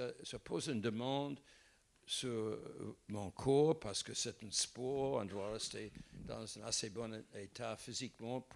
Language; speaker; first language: French; non-native, fluent; English